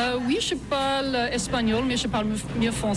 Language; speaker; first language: French; non-native, fluent; English